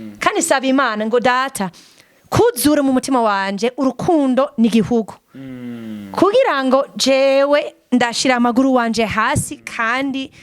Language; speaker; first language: Rundi; non-native, fluent; English